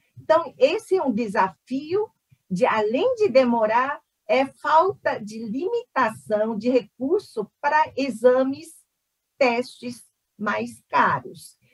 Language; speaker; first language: Portuguese; early bilingual, other home language; Korean